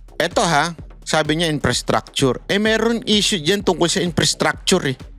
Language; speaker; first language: Filipino; native; Filipino